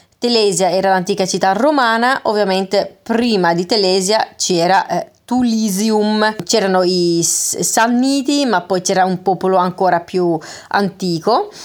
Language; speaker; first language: Italian; non-native, fluent; Dutch